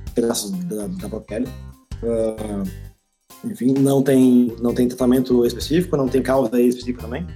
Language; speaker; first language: Portuguese; native; Portuguese